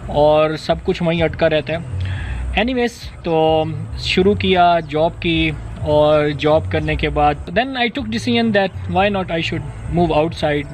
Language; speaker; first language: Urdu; non-native, local second language; Punjabi